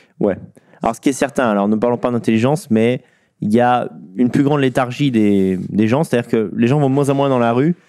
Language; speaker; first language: French; native; French